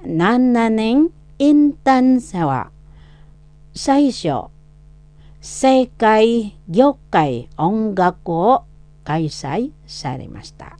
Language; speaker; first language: Japanese; non-native, learner; Indonesian